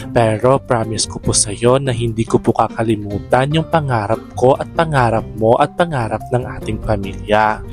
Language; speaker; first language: Filipino; native; Filipino